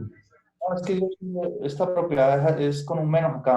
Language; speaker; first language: Spanish; native; Spanish